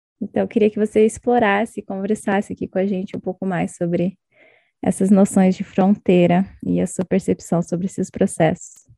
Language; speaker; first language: Portuguese; native; Portuguese